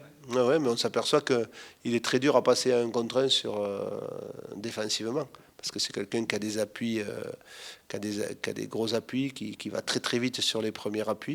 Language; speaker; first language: French; native; French